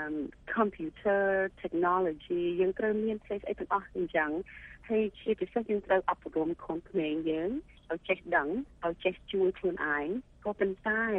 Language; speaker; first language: Khmer; early bilingual, heritage; Khmer